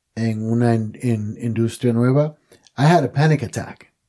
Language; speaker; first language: Spanish; native; Spanish